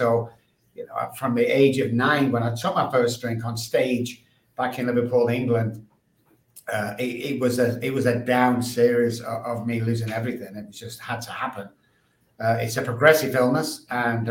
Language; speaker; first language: English; native; English